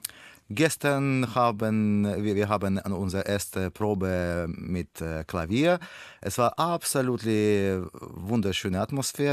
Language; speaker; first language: German; non-native, learner; Russian